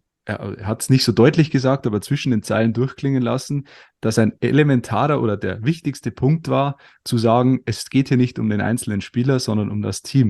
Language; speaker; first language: German; native; German